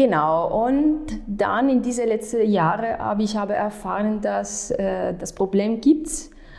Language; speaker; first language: German; non-native, fluent; Italian